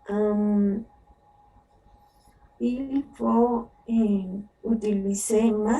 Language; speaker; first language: French; non-native, learner; Spanish